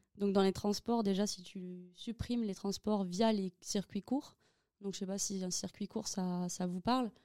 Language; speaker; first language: French; native; French